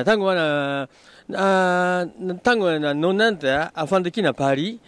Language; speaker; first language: Lingala; non-native, fluent; Japanese